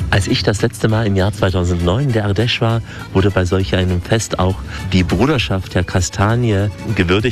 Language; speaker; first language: German; native; German